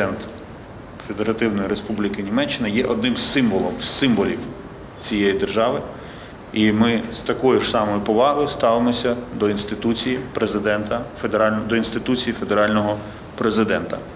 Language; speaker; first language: Ukrainian; native; Ukrainian